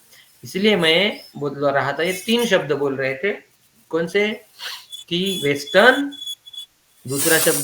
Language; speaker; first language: Hindi; native; Hindi